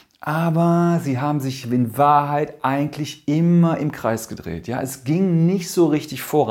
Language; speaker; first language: German; native; German